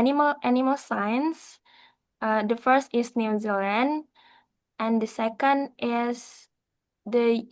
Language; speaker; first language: English; non-native, learner; Indonesian